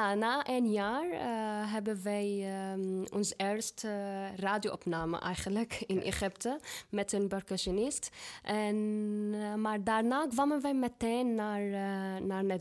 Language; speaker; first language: Dutch; non-native, fluent; Arabic